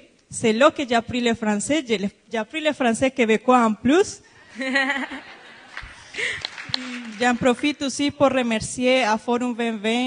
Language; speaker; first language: French; non-native, fluent; Spanish